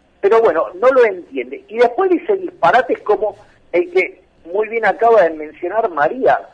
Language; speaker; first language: Spanish; native; Spanish